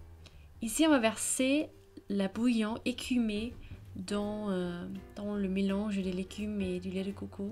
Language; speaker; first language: French; non-native, fluent; Danish